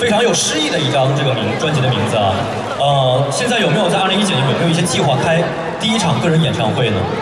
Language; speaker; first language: Chinese; native; Chinese